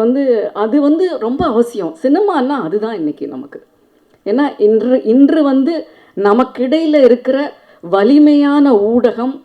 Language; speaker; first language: Tamil; native; Tamil